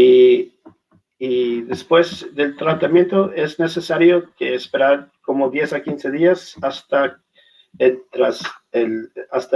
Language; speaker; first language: Spanish; non-native, learner; English